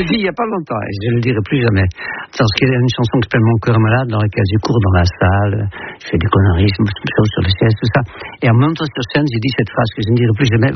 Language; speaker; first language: French; non-native, fluent; Dutch